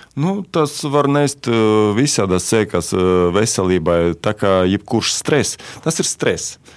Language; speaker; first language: Latvian; non-native, local second language; Russian